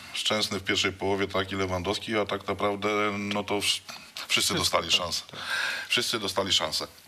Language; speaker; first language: Polish; native; Polish